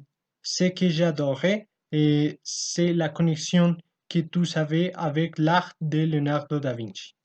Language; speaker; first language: French; non-native, learner; Spanish